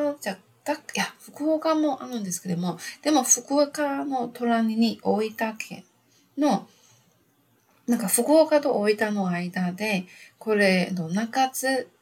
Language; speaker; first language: Japanese; non-native, learner; Chinese